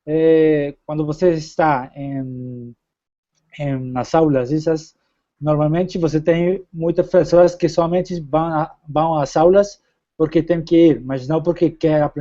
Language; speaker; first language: Portuguese; non-native, fluent; Spanish